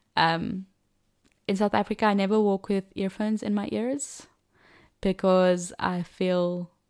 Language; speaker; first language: English; non-native, local second language; Afrikaans